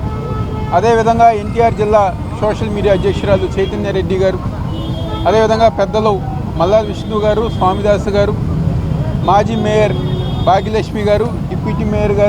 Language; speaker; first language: Telugu; native; Telugu